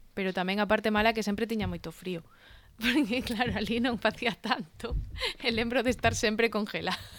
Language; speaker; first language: Galician; non-native, local second language; Spanish